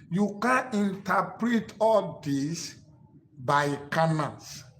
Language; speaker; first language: English; non-native, local second language; Yoruba